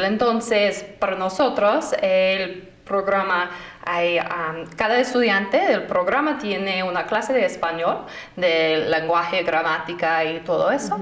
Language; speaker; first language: Spanish; non-native, fluent; English